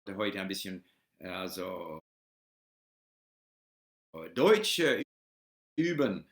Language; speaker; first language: German; non-native, learner; English